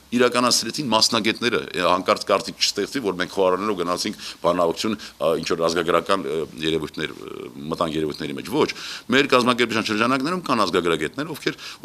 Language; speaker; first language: Armenian; native; Armenian